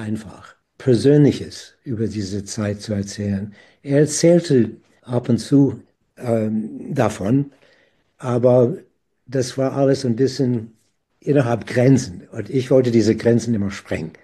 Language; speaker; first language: German; non-native, fluent; English